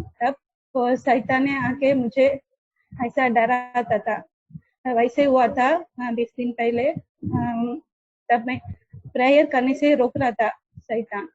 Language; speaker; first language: Hindi; non-native, local second language; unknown